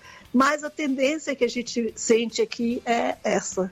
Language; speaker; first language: Portuguese; native; Portuguese